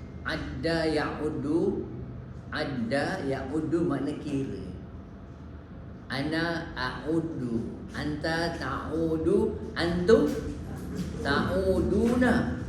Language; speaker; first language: Arabic; non-native, fluent; Malay